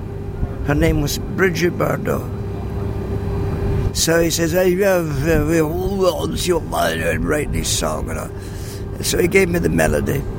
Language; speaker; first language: English; native; English